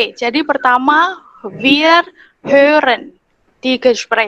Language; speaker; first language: German; non-native, fluent; Indonesian